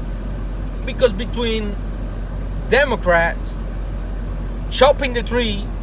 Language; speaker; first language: English; non-native, fluent; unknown